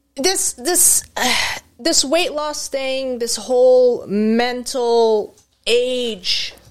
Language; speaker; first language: English; non-native, fluent; Arabic